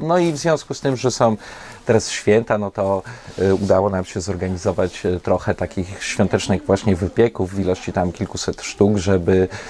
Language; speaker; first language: Polish; native; Polish